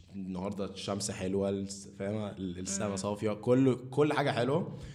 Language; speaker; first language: Arabic; early bilingual, heritage; Arabic